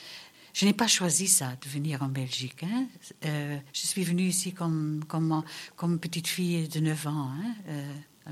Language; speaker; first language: French; early bilingual, other home language; German